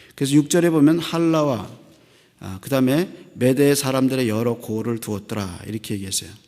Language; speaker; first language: Korean; native; Korean